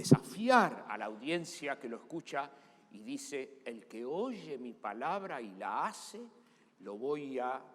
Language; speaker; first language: Spanish; native; Spanish